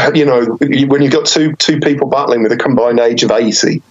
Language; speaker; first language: English; native; English